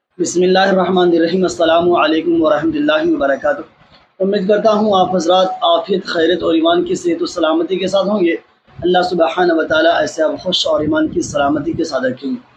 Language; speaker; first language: Hindi; native; Hindi